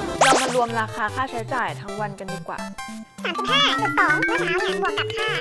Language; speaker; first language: Thai; native; Thai